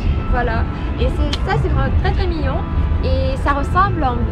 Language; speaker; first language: French; non-native, fluent; Russian